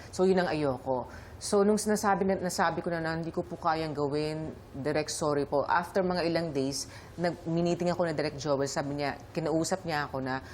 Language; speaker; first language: Filipino; native; Filipino